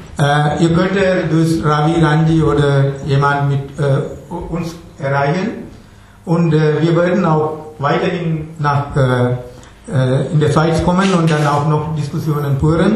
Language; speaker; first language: German; non-native, fluent; Tamil